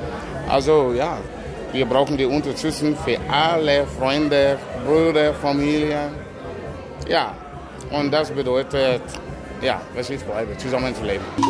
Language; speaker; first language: German; non-native, learner; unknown